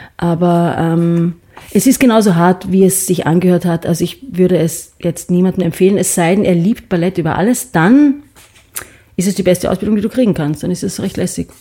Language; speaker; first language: German; early bilingual, other home language; English